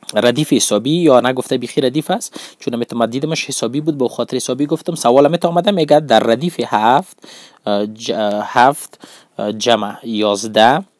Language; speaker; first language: Persian; non-native, local second language; Pashto